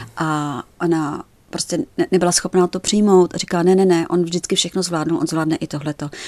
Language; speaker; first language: Czech; native; Czech